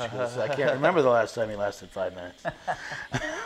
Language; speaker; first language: English; native; English